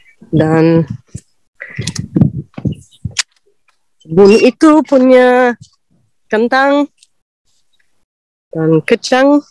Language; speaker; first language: Indonesian; non-native, learner; English